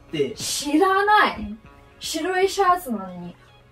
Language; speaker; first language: Japanese; non-native, fluent; English